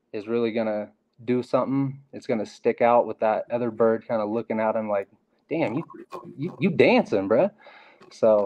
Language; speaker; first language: English; native; English